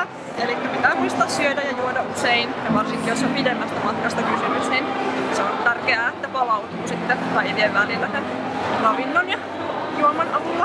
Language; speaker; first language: Finnish; native; Finnish